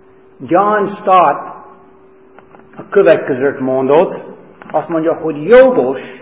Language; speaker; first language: Hungarian; non-native, fluent; English